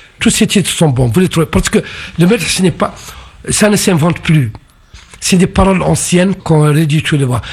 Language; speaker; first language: French; non-native, local second language; Arabic